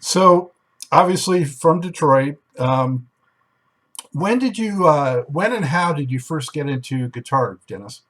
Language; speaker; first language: English; native; English